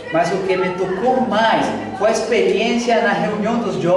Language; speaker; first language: Portuguese; non-native, fluent; Spanish